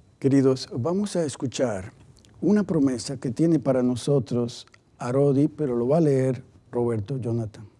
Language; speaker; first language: Spanish; native; Spanish